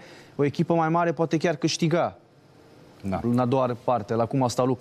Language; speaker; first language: Romanian; native; Romanian